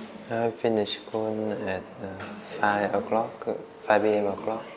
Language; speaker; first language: English; non-native, learner; Vietnamese